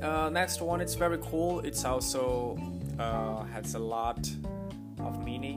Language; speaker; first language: English; non-native, fluent; Portuguese